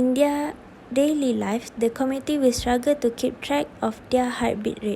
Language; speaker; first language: English; non-native, local second language; Malay